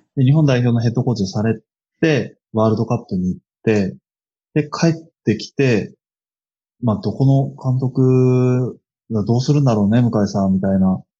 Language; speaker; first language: Japanese; native; Japanese